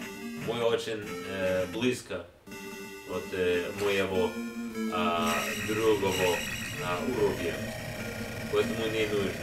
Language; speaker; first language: Russian; non-native, learner; English